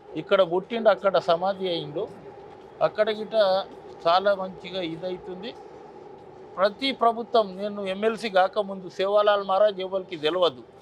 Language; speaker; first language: Telugu; non-native, local second language; Lambadi